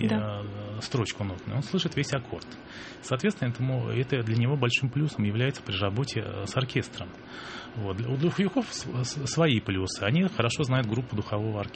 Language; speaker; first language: Russian; native; Russian